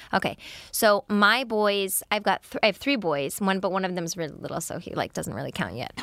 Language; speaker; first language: English; native; English